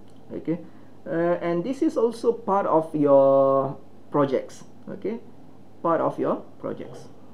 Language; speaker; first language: English; non-native, local second language; Malay